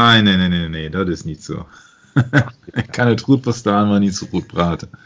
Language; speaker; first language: Dutch; non-native, learner; German